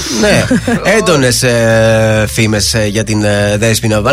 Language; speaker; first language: Greek; native; Greek